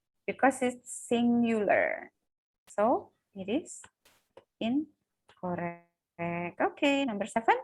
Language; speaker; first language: English; non-native, local second language; Indonesian